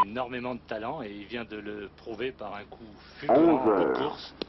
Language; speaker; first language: French; native; French